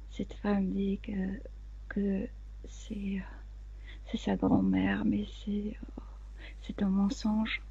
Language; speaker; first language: French; non-native, fluent; Spanish